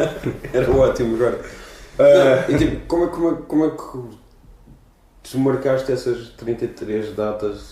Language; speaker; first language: Portuguese; native; Portuguese